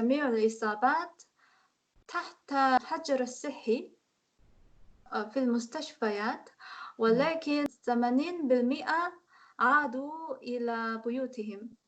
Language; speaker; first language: Arabic; non-native, learner; Korean